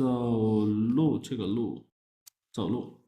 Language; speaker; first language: Chinese; non-native, fluent; Urdu